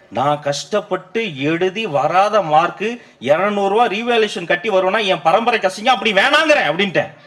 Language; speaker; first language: Tamil; native; Tamil